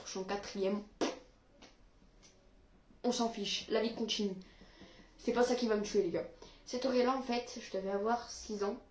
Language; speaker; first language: French; native; French